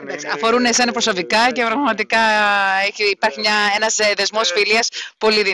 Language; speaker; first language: Greek; native; Greek